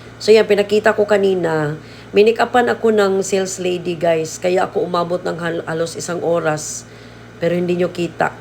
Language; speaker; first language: Filipino; non-native, local second language; Cebuano